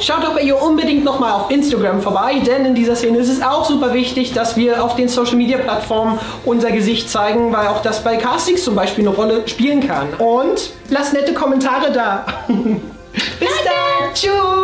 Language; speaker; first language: German; native; German